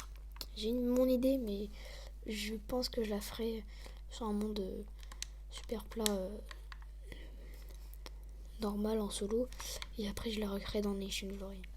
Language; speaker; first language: French; native; French